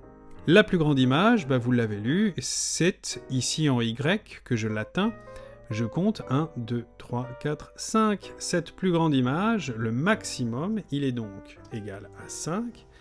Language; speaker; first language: French; native; French